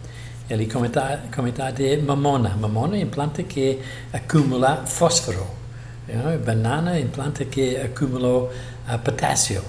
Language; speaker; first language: Portuguese; non-native, fluent; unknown